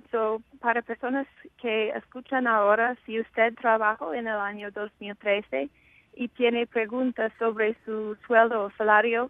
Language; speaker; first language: Spanish; non-native, fluent; English